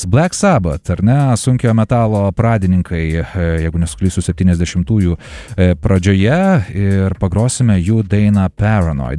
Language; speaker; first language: Lithuanian; native; Lithuanian